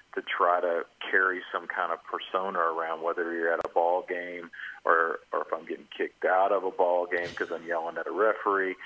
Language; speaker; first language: English; native; English